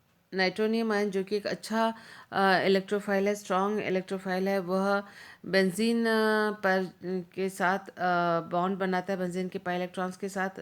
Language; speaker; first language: Hindi; native; Hindi